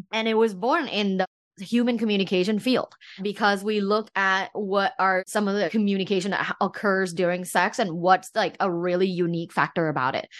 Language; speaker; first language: English; early bilingual, other home language; Thai